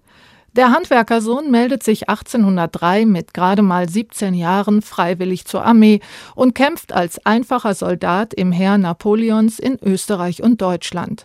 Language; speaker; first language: German; native; German